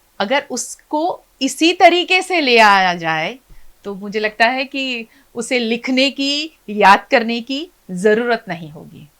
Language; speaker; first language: Hindi; non-native, local second language; Gujarati